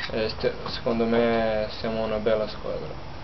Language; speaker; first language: Italian; non-native, fluent; Slovenian